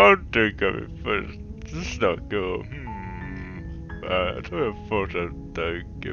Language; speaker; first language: Norwegian; non-native, learner; Swedish